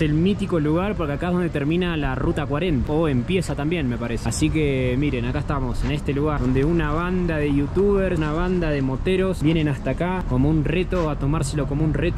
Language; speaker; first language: Spanish; native; Spanish